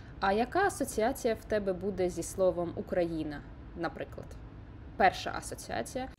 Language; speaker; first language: Ukrainian; native; Ukrainian